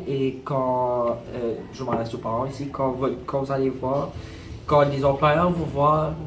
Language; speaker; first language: French; non-native, local second language; Morisyen